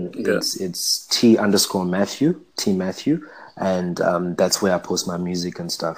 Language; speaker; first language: English; non-native, local second language; Shona